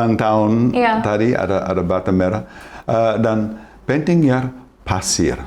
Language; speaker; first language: Indonesian; non-native, fluent; English